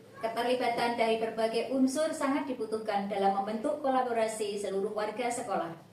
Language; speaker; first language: Indonesian; native; Indonesian